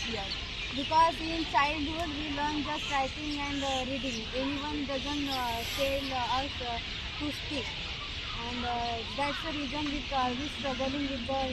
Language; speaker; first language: English; non-native, learner; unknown